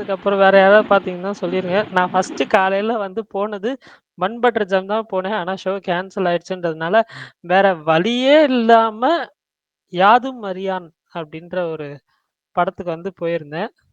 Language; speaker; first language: Tamil; native; Tamil